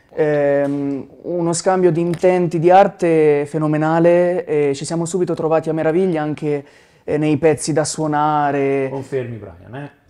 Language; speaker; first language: Italian; native; Italian